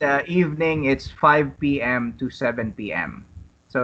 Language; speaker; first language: English; non-native, fluent; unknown